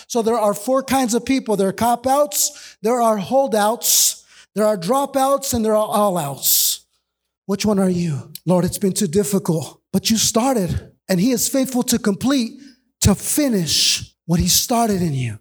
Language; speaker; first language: English; native; English